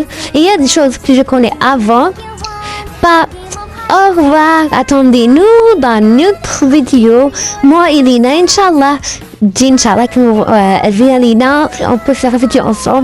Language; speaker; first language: French; non-native, learner; Arabic